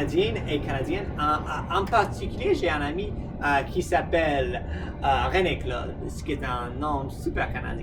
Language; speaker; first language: French; non-native, fluent; English